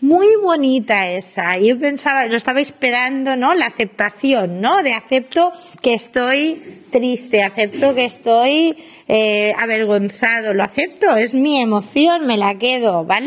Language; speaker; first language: Spanish; native; Spanish